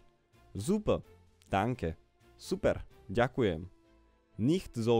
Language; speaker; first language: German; non-native, fluent; Slovak